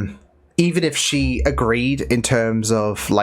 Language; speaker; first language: English; native; English